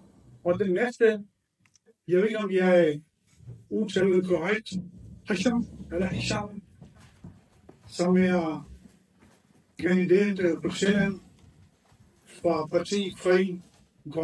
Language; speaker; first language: Danish; non-native, fluent; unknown